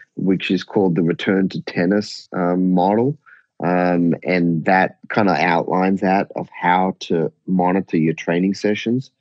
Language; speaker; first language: English; native; English